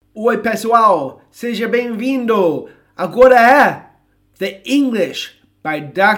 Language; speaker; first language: Portuguese; non-native, fluent; English